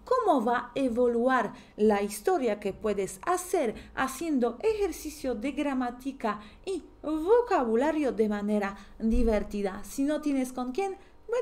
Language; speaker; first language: Spanish; non-native, fluent; Polish